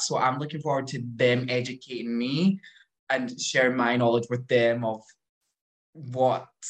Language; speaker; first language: English; native; English